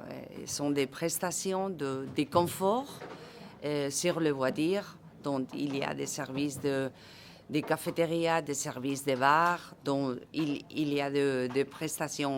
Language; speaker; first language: French; non-native, fluent; Spanish